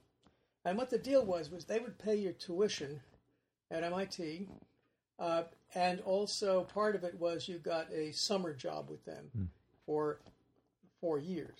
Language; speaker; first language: English; native; English